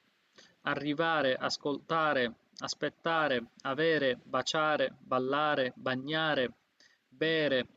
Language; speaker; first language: Italian; non-native, fluent; Bangla